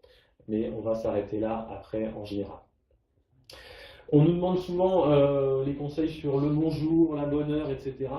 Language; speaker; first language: French; native; French